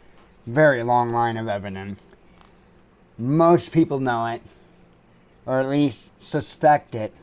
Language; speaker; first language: English; native; English